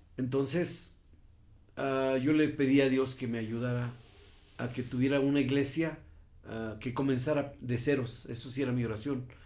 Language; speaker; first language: Spanish; native; Spanish